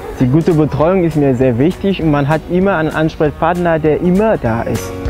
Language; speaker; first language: German; non-native, fluent; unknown